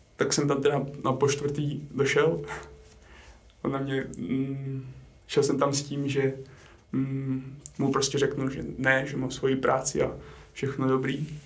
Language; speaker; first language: Czech; native; Czech